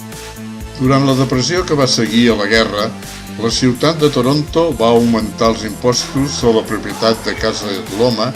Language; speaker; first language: Catalan; native; Catalan